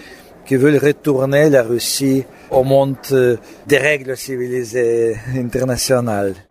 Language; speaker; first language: French; non-native, fluent; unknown